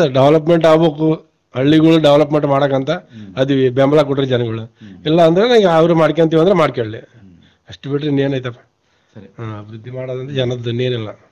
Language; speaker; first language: Kannada; native; Kannada